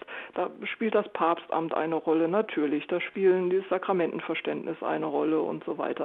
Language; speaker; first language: German; native; German